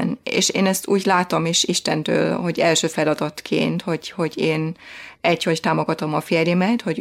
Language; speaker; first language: Hungarian; non-native, fluent; German